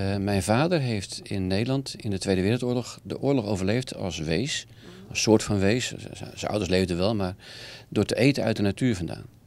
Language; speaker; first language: Dutch; native; Dutch